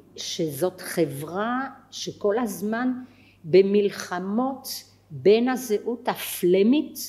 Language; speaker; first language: Hebrew; non-native, fluent; French